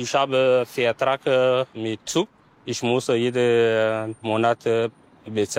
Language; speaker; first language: German; non-native, learner; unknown